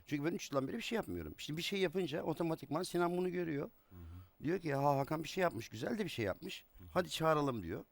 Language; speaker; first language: Turkish; native; Turkish